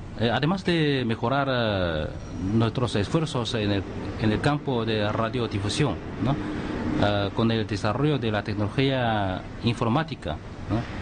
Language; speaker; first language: Spanish; non-native, fluent; Chinese